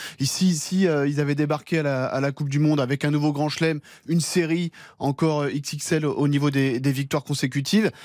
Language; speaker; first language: French; native; French